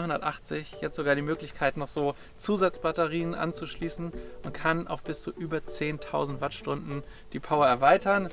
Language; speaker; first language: German; native; German